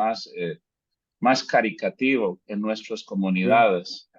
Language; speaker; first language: Spanish; native; Spanish